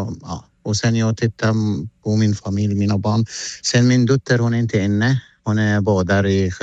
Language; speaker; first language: Swedish; non-native, learner; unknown